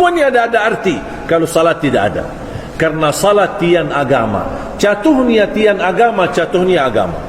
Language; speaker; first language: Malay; non-native, fluent; Arabic